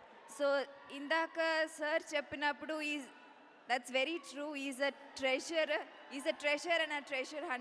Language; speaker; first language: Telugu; non-native, learner; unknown